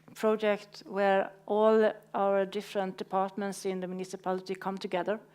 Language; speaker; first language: English; non-native, fluent; Swedish